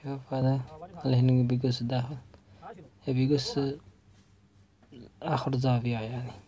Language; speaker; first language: Arabic; non-native, learner; Urdu